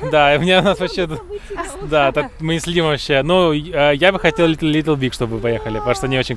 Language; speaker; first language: Russian; native; Russian